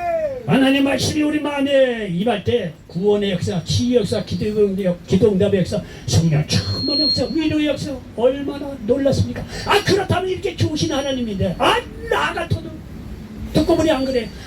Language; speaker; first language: Korean; native; Korean